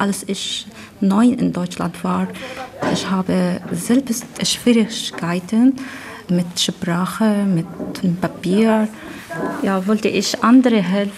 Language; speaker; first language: German; non-native, learner; Arabic